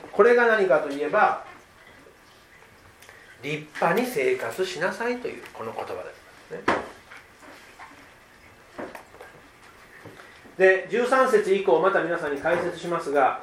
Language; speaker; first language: Japanese; native; Japanese